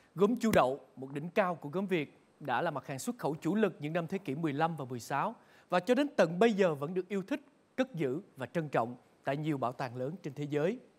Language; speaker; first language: Vietnamese; native; Vietnamese